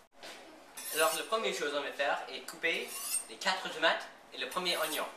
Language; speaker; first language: French; non-native, learner; English